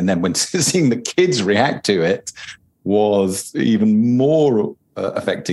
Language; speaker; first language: English; native; English